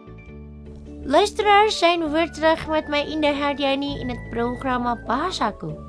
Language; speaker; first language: Dutch; non-native, learner; Indonesian